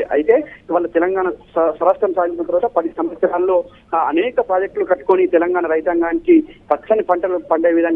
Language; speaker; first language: Telugu; native; Telugu